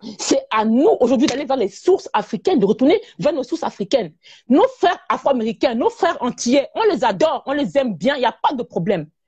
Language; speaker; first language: French; native; French